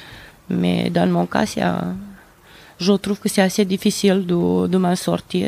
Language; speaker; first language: French; non-native, fluent; Romanian